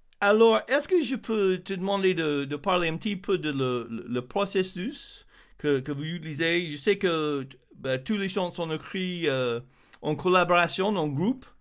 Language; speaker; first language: French; non-native, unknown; English